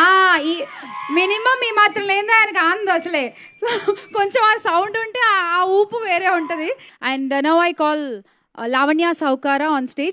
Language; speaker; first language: Telugu; native; Telugu